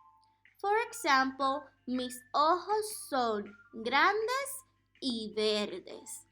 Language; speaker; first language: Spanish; non-native, fluent; English